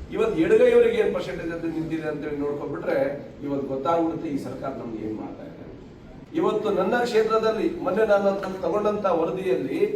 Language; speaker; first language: Kannada; non-native, local second language; Lambadi